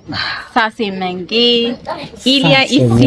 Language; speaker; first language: French; non-native, learner; Amharic